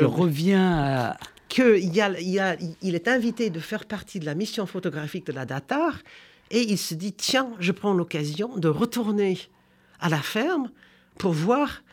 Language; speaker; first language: French; non-native, fluent; English